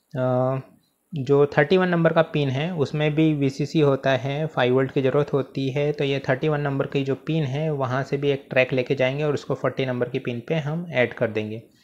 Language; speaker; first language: Hindi; native; Hindi